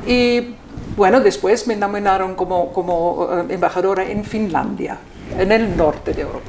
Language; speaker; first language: Spanish; non-native, fluent; German